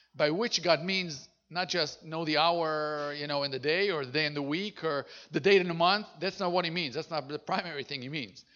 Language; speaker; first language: English; non-native, fluent; Hebrew